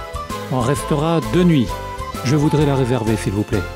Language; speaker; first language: French; non-native, learner; Azerbaijani